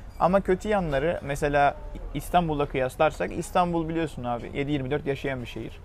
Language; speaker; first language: Turkish; native; Turkish